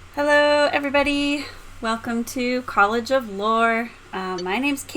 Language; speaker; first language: English; native; English